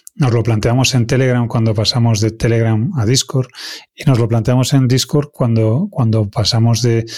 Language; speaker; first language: Spanish; non-native, local second language; Galician